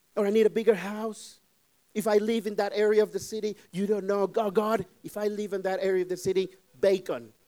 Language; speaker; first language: English; non-native, fluent; Spanish